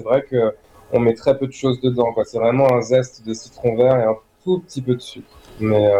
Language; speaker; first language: French; native; French